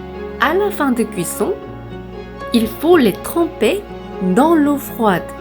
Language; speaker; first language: French; non-native, fluent; Korean